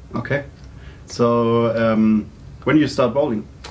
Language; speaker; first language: English; non-native, fluent; German